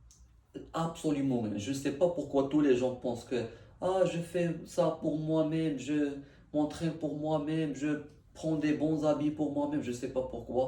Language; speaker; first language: French; non-native, learner; Arabic